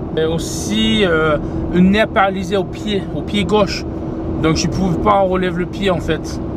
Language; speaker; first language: French; non-native, fluent; English